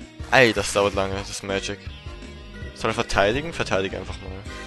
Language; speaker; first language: German; native; German